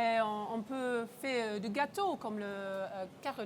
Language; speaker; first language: French; non-native, local second language; English